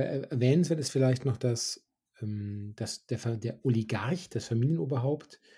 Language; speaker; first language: German; native; German